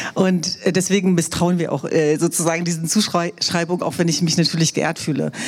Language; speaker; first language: German; non-native, local second language; Kurdish